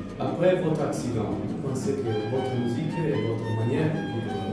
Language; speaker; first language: French; non-native, fluent; Italian